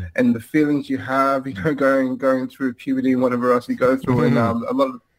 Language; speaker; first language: English; native; English